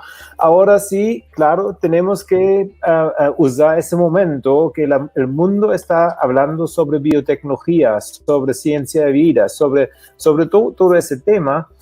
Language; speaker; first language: Spanish; non-native, fluent; German